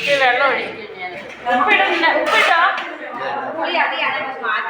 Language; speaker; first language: Malayalam; native; Malayalam